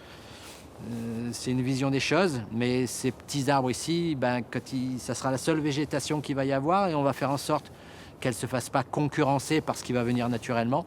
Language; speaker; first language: French; native; French